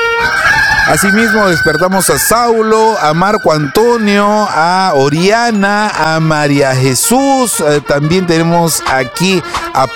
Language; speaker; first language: Spanish; native; Spanish